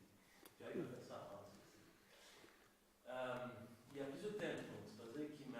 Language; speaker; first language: French; non-native, fluent; Russian